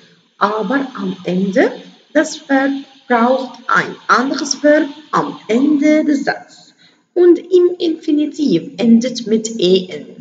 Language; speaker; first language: German; non-native, learner; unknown